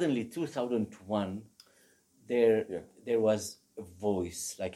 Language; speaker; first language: English; non-native, fluent; Arabic